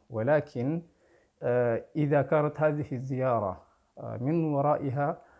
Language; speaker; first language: Arabic; native; Arabic